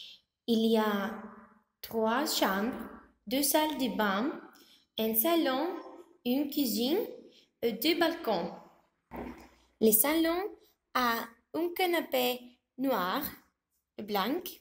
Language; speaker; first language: French; non-native, learner; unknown